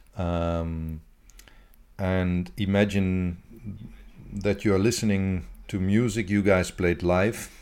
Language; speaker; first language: English; non-native, fluent; Dutch